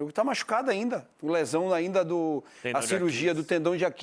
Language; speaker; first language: Portuguese; native; Portuguese